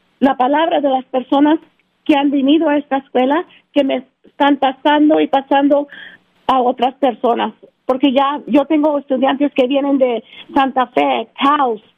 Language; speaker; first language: Spanish; early bilingual, heritage; Spanish